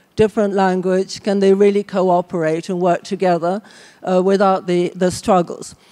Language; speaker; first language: English; native; English